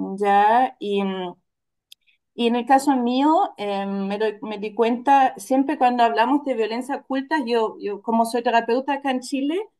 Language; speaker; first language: Spanish; non-native, fluent; German